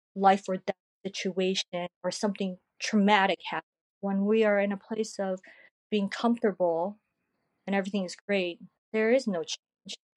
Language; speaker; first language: English; early bilingual, other home language; Korean